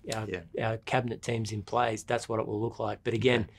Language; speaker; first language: English; native; English